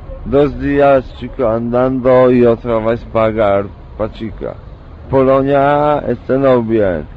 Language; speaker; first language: Spanish; non-native, learner; Polish